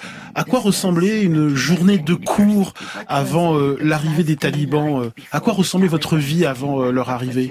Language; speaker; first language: French; native; French